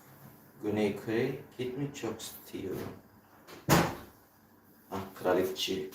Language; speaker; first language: Turkish; non-native, learner; Filipino